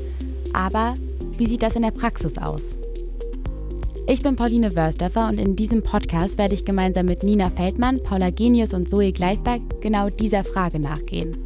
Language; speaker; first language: German; native; German